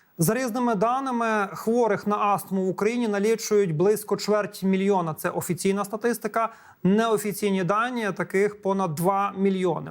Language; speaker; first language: Ukrainian; native; Ukrainian